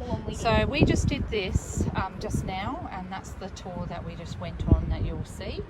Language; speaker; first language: English; native; English